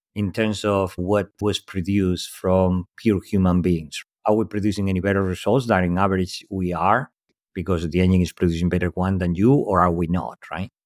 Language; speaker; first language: English; non-native, fluent; Spanish